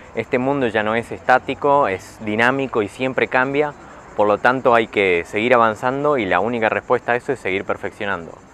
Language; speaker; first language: Spanish; native; Spanish